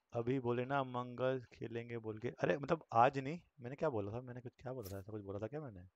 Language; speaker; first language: Hindi; native; Hindi